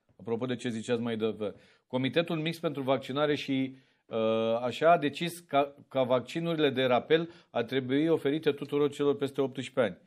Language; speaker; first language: Romanian; native; Romanian